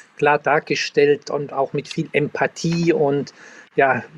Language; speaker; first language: German; native; German